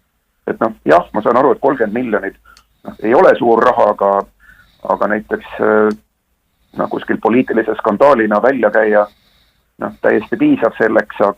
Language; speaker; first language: Estonian; native; Estonian